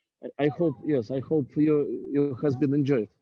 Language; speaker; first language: English; non-native, learner; Russian